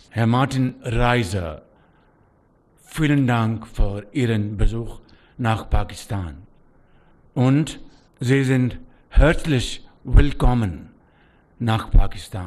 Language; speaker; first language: German; non-native, learner; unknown